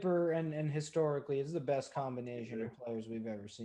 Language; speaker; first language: English; native; English